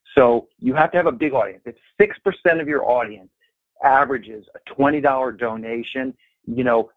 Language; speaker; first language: English; native; English